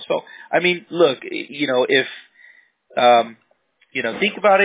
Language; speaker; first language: English; early bilingual, other home language; Spanish